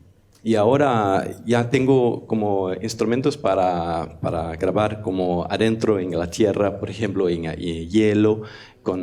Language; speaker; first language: Spanish; non-native, learner; Danish